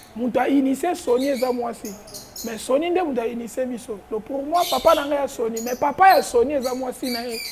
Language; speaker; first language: Lingala; non-native, local second language; Kongo